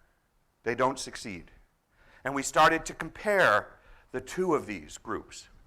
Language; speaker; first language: English; native; English